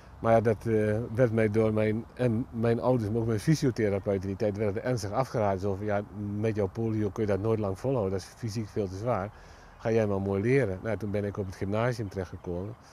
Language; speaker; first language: Dutch; native; Dutch